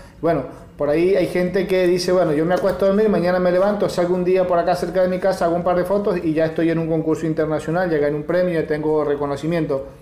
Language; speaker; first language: Spanish; native; Spanish